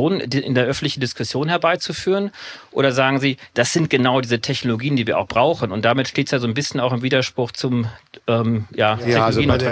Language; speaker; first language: German; native; German